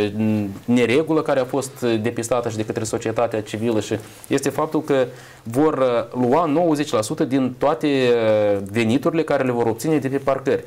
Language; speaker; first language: Romanian; native; Romanian